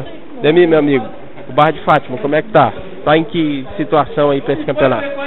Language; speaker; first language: Portuguese; native; Portuguese